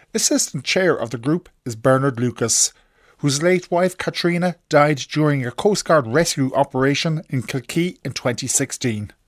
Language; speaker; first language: English; native; English